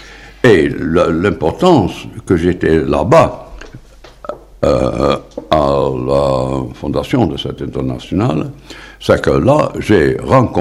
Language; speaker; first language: French; non-native, fluent; Dutch